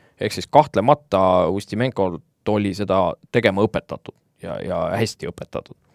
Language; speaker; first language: Estonian; native; Estonian